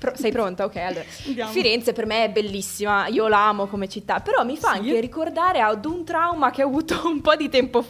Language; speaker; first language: Italian; native; Italian